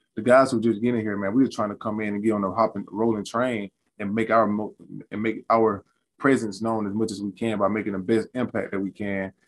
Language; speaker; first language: English; native; English